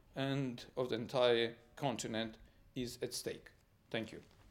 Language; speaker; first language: English; non-native, fluent; Romanian